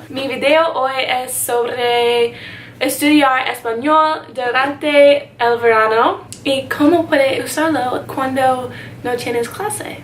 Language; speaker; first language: Spanish; non-native, learner; English